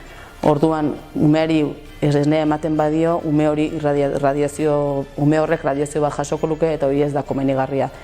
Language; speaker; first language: Basque; native; Basque